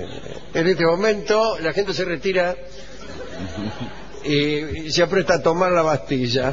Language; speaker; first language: Spanish; native; Spanish